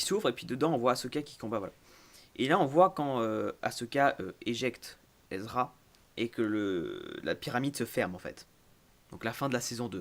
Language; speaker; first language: French; native; French